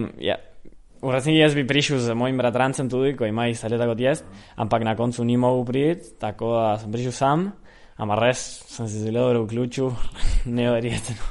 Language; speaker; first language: Slovenian; early bilingual, heritage; Slovenian